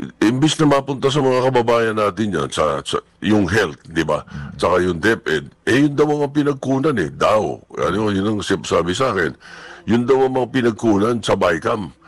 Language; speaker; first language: Filipino; native; Filipino